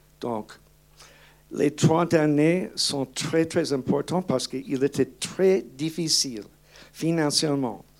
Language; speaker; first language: French; non-native, learner; English